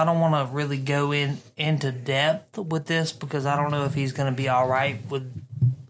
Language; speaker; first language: English; native; English